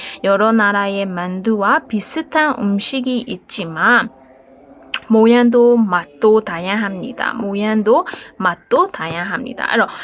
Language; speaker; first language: Korean; non-native, learner; Burmese